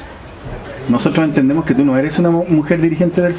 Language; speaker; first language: Spanish; native; Spanish